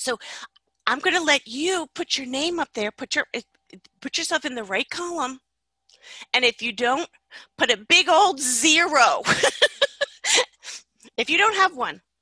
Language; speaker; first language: English; native; English